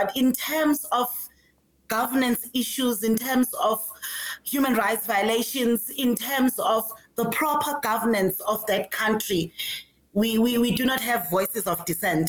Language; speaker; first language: English; non-native, local second language; Swati